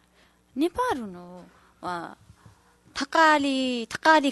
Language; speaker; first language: Japanese; non-native, learner; Nepali